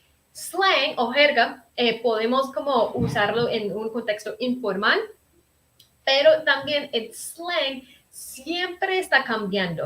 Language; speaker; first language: Spanish; early bilingual, heritage; Spanish